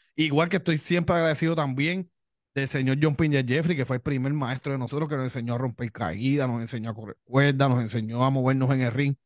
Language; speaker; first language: Spanish; native; Spanish